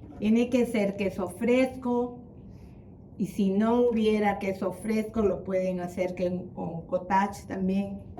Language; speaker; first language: Spanish; native; Spanish